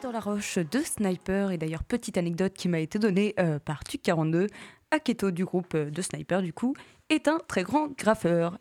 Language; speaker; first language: French; native; French